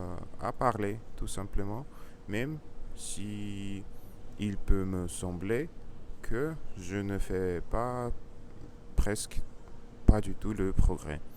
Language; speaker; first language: French; non-native, learner; Russian